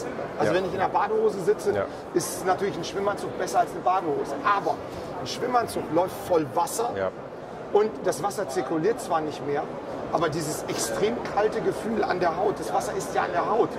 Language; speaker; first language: German; native; German